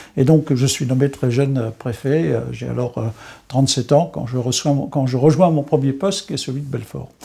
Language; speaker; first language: French; non-native, local second language; Swiss German